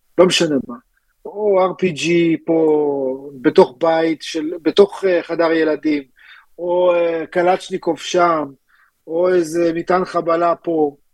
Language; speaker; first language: Hebrew; early bilingual, other home language; Russian